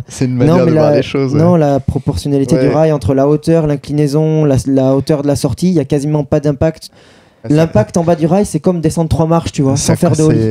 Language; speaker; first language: French; native; French